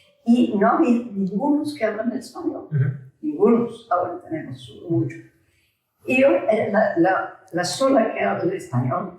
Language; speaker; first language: Spanish; early bilingual, heritage; Ladino